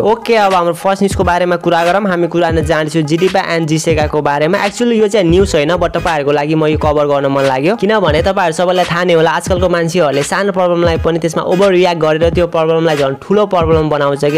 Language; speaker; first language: Nepali; native; Nepali